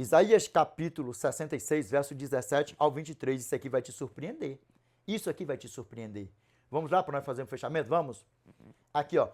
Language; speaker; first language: Portuguese; native; Portuguese